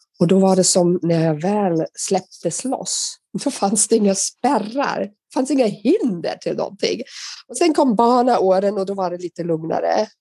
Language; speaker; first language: Swedish; non-native, fluent; German